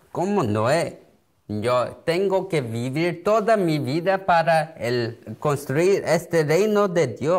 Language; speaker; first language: Spanish; non-native, learner; Korean